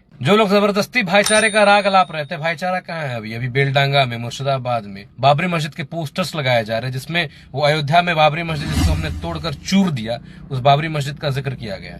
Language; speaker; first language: Hindi; native; Hindi